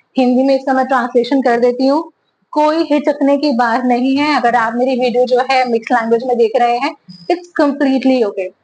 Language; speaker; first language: Hindi; native; Hindi